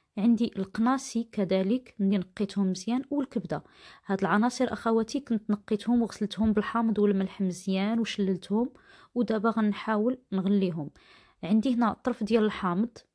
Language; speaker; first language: Arabic; native; Arabic